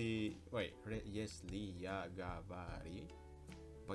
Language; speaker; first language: Russian; non-native, learner; Indonesian